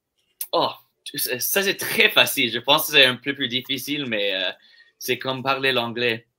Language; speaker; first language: French; non-native, local second language; English